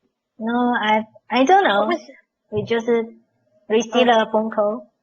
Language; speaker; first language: English; non-native, learner; Chinese